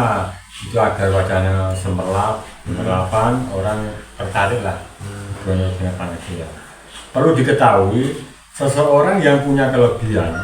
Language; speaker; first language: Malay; non-native, local second language; Javanese